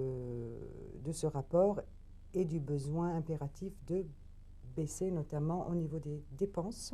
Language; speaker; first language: French; native; French